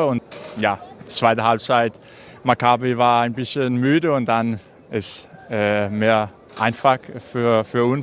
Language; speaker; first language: German; non-native, learner; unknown